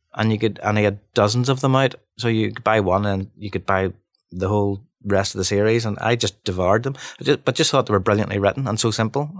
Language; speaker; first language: English; native; English